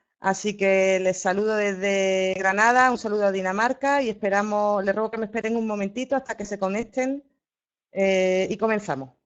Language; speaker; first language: Spanish; native; Spanish